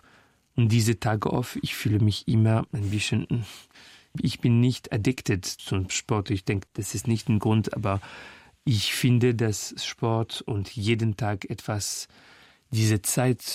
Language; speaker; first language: German; non-native, fluent; French